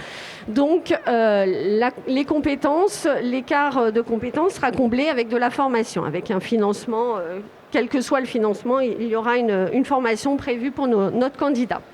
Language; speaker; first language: French; native; French